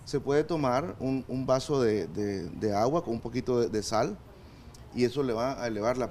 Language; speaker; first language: Spanish; native; Spanish